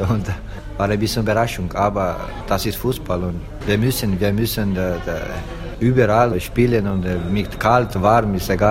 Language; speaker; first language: German; non-native, learner; Portuguese